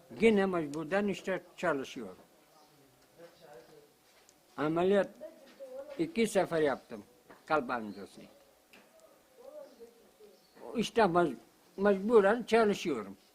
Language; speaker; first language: Turkish; non-native, local second language; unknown